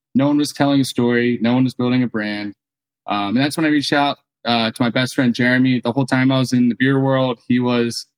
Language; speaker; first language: English; native; English